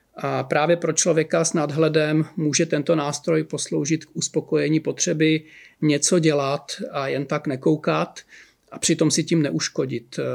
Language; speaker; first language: Czech; native; Czech